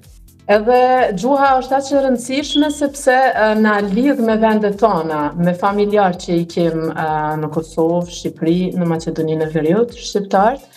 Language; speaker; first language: Albanian; early bilingual, heritage; Albanian